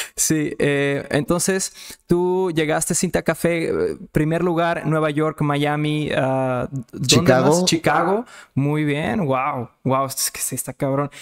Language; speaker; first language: Spanish; non-native, fluent; Serbian